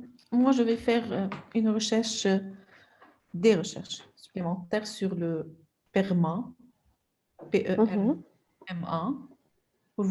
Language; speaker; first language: French; non-native, local second language; Arabic